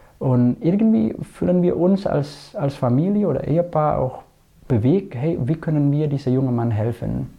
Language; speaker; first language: German; non-native, fluent; Indonesian